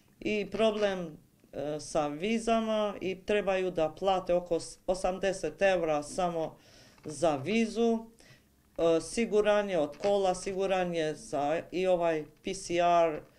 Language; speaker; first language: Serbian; non-native, local second language; Albanian